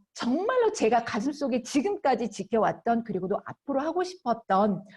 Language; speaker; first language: Korean; native; Korean